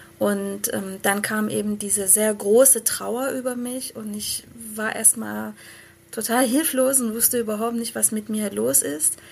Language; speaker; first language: German; early bilingual, other home language; Persian